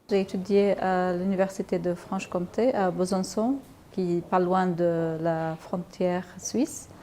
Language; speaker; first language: French; non-native, fluent; Arabic